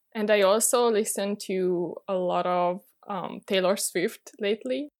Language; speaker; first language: English; non-native, fluent; Hungarian